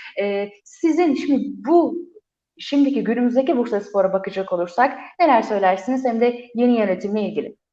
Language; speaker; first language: Turkish; native; Turkish